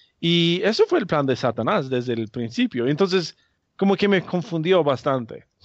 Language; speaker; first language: Spanish; non-native, fluent; English